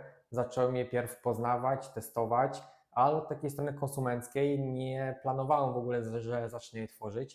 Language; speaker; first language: Polish; native; Polish